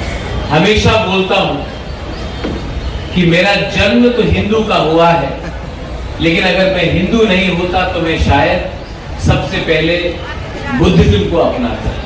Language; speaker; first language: Hindi; non-native, local second language; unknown